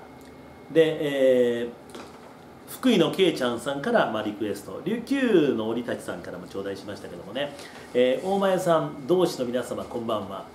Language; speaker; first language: Japanese; native; Japanese